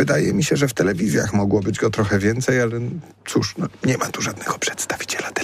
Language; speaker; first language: Polish; native; Polish